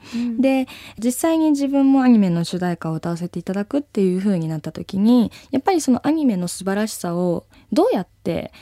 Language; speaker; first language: Japanese; native; Japanese